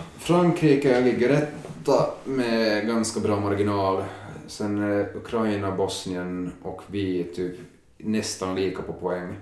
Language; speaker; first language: Swedish; native; Swedish